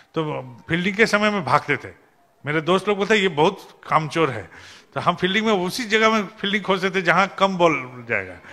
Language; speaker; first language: Hindi; non-native, local second language; Bangla